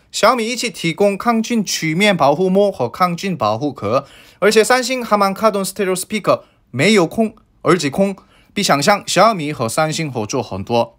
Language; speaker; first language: Chinese; non-native, fluent; Korean